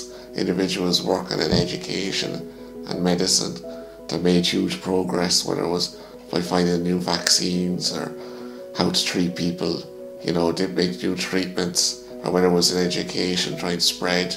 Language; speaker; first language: English; native; English